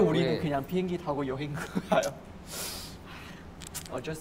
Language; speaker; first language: Korean; non-native, fluent; Chinese